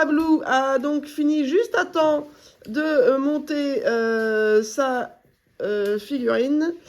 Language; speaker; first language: French; native; French